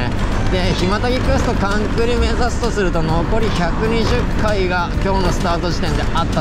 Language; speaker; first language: Japanese; native; Japanese